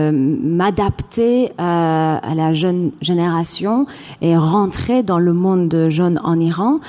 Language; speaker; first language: French; non-native, fluent; Persian